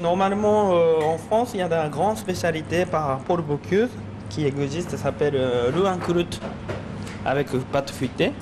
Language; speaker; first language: French; non-native, learner; Japanese